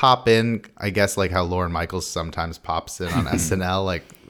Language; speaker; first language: English; native; English